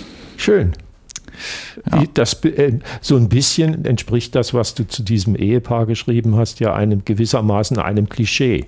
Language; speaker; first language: German; native; German